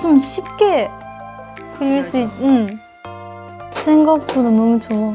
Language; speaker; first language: Korean; non-native, fluent; Japanese